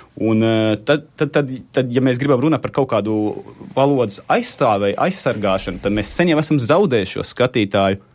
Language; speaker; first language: Latvian; non-native, local second language; Russian